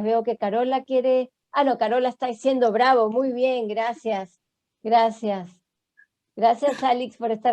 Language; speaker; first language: Spanish; native; Spanish